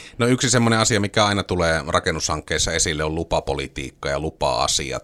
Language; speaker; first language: Finnish; native; Finnish